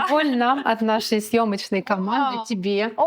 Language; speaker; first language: Russian; native; Russian